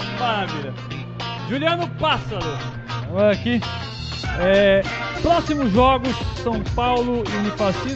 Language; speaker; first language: Portuguese; native; Portuguese